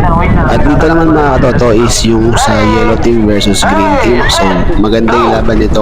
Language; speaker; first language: Filipino; native; Filipino